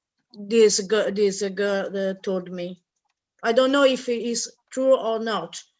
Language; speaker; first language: English; non-native, learner; Italian